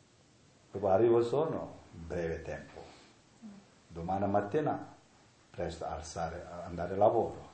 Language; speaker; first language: Italian; non-native, learner; Tibetan